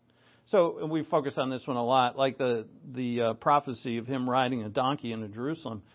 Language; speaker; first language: English; native; English